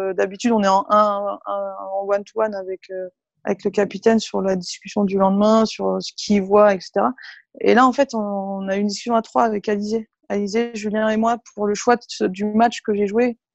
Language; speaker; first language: French; native; French